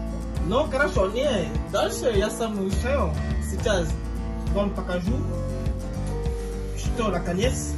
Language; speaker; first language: Russian; non-native, learner; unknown